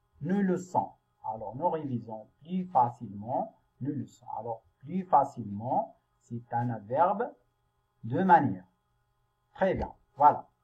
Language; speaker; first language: French; non-native, local second language; Arabic